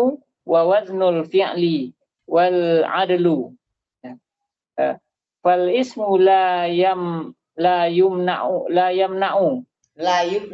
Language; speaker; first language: Arabic; non-native, learner; Indonesian